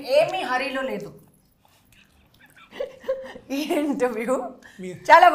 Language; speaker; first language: Telugu; non-native, local second language; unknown